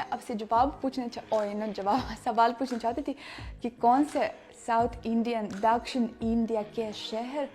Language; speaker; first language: Hindi; non-native, fluent; Russian